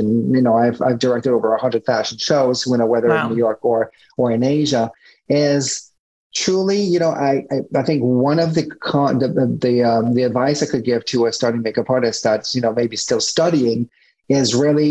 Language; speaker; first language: English; non-native, fluent; French